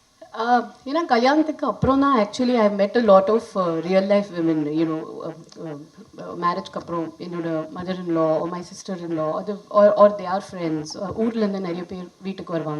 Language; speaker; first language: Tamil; non-native, fluent; Hindi